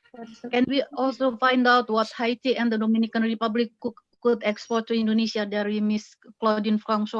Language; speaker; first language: English; non-native, fluent; Indonesian